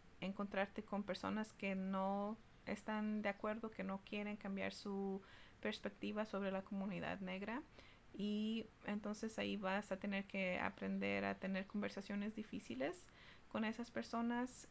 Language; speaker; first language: Spanish; early bilingual, heritage; Spanish